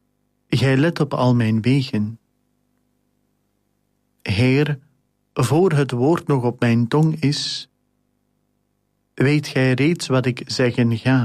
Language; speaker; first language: Dutch; native; Dutch